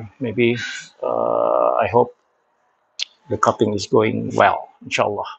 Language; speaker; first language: English; non-native, learner; Indonesian